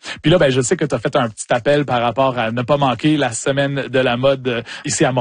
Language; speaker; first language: French; native; French